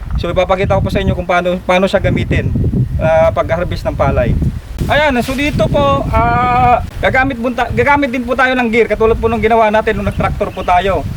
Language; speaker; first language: Filipino; non-native, local second language; Iloko